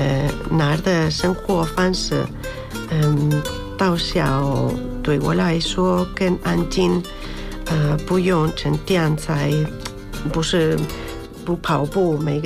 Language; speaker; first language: Chinese; non-native, learner; Spanish